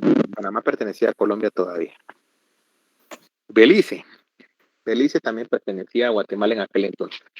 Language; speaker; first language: Spanish; native; Spanish